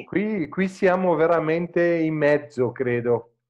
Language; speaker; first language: Italian; non-native, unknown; Portuguese